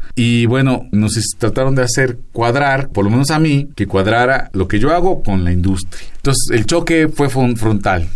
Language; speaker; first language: Spanish; native; Spanish